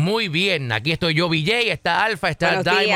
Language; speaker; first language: Spanish; native; Spanish